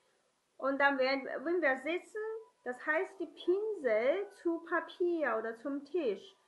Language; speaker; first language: German; non-native, learner; Chinese